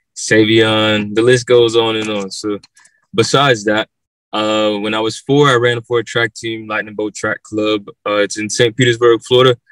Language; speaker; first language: English; native; English